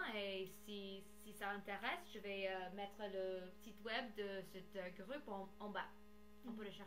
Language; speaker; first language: French; non-native, learner; English